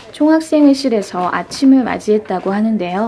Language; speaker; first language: Korean; native; Korean